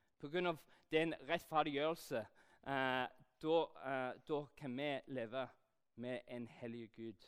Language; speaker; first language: Norwegian; non-native, fluent; English